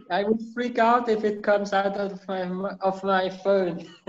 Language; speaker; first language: English; non-native, fluent; German